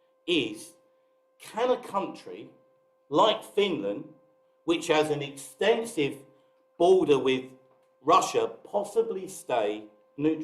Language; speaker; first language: English; native; English